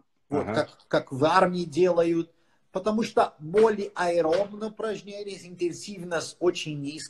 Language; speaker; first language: Russian; non-native, fluent; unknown